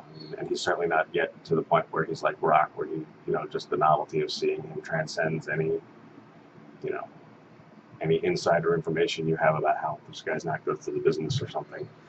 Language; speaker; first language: English; native; English